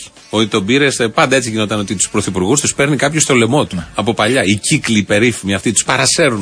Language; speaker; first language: Greek; native; Greek